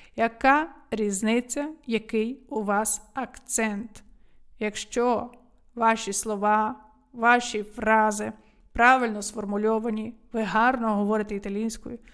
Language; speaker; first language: Ukrainian; native; Ukrainian